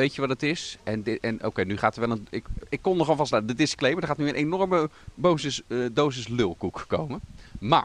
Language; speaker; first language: Dutch; native; Dutch